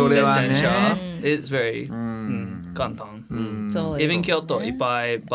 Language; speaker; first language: English; non-native, learner; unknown